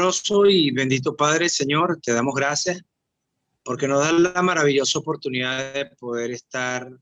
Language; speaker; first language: Spanish; native; Spanish